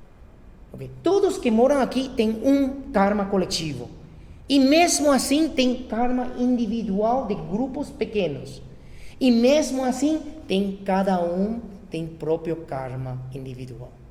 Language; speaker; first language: Portuguese; non-native, fluent; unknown